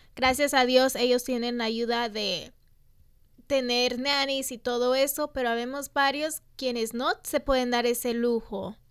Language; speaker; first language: Spanish; early bilingual, heritage; Spanish